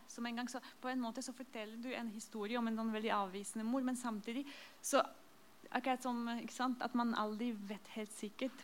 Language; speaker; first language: Norwegian; non-native, fluent; Polish